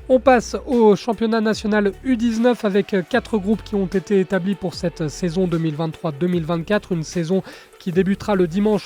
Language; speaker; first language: French; native; French